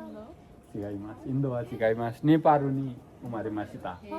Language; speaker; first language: Japanese; non-native, learner; Nepali